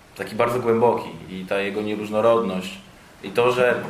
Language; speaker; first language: Polish; native; Polish